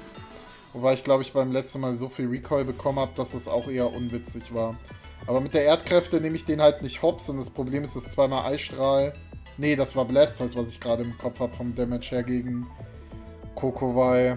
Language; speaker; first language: German; native; German